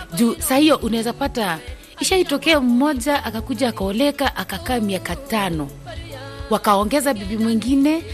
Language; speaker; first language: Swahili; non-native, local second language; Luyia